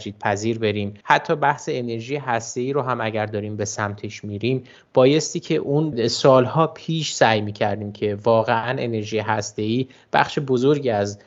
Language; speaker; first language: Persian; native; Persian